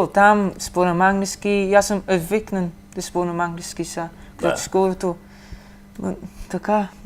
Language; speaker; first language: Macedonian; early bilingual, heritage; Macedonian